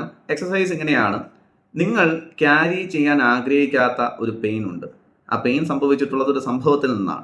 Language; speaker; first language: Malayalam; native; Malayalam